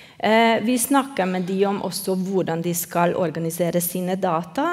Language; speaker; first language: Norwegian; non-native, fluent; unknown